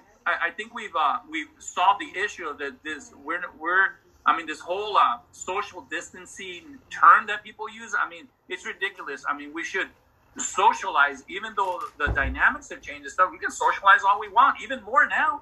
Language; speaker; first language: English; early bilingual, other home language; Spanish